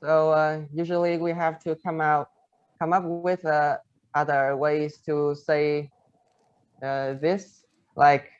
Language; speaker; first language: English; non-native, fluent; Vietnamese